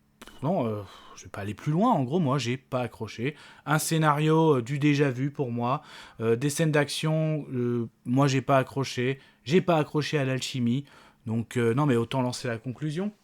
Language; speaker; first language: French; native; French